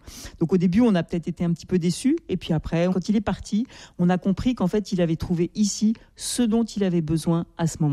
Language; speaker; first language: French; native; French